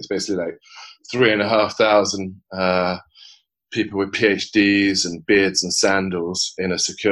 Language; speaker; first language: English; native; English